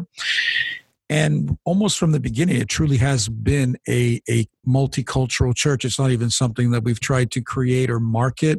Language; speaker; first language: English; native; English